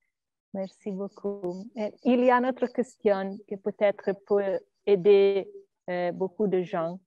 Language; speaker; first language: French; non-native, learner; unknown